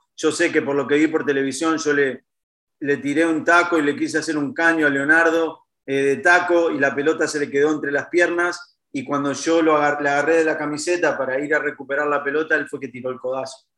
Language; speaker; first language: Spanish; native; Spanish